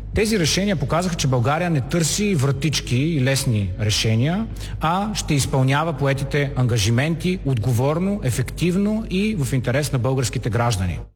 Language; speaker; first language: Bulgarian; native; Bulgarian